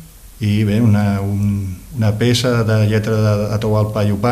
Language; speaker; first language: Catalan; native; Catalan